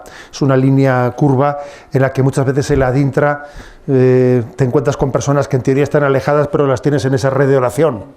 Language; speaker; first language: Spanish; native; Spanish